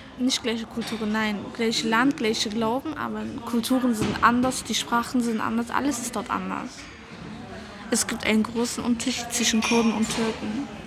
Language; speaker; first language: German; early bilingual, other home language; Turkish